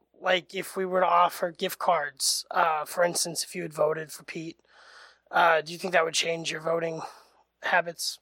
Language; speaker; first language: English; native; English